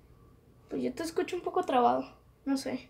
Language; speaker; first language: Spanish; native; Spanish